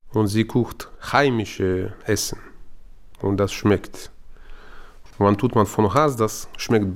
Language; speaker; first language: German; non-native, fluent; Russian